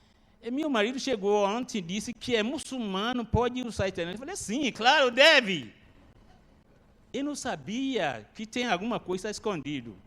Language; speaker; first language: Portuguese; non-native, learner; Arabic